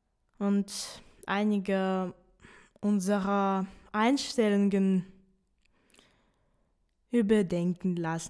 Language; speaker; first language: German; non-native, fluent; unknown